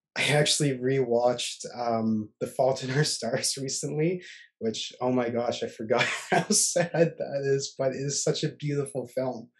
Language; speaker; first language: English; native; English